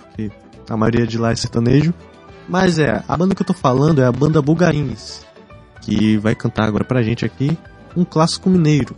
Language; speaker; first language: Portuguese; native; Portuguese